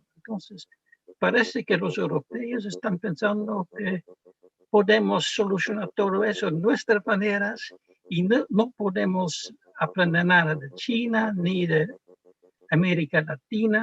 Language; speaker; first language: Spanish; non-native, fluent; Dutch